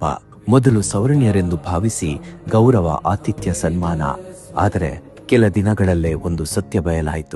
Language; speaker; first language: Kannada; native; Kannada